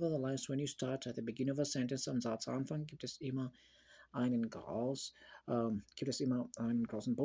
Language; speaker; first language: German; non-native, learner; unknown